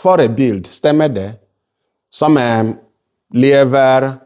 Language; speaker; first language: Swedish; non-native, fluent; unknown